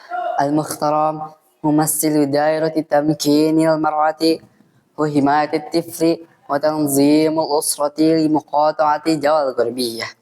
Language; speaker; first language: Arabic; non-native, learner; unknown